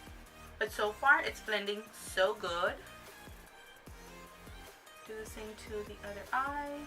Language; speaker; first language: English; native; English